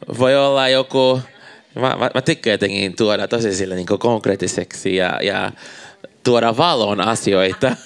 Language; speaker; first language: Finnish; non-native, fluent; Portuguese